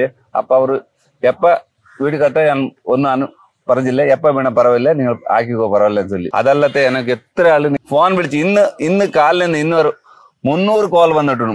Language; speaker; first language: Malayalam; non-native, learner; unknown